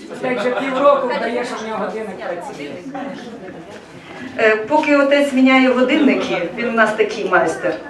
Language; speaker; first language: Ukrainian; native; Ukrainian